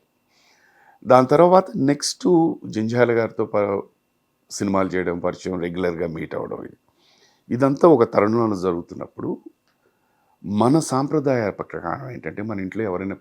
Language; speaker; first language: Telugu; native; Telugu